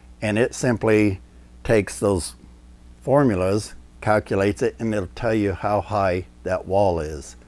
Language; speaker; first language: English; native; English